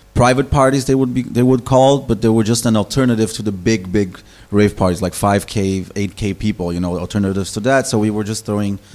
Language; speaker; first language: English; non-native, fluent; German